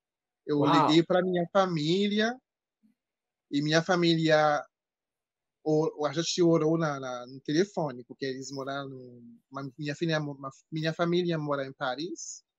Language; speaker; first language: Portuguese; non-native, fluent; French